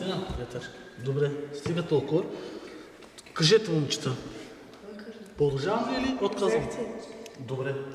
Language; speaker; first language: Bulgarian; non-native, local second language; Turkish